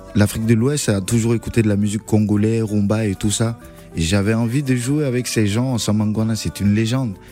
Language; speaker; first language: French; non-native, local second language; Dyula